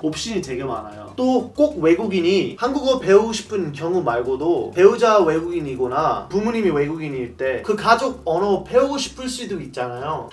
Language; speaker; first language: Korean; non-native, fluent; English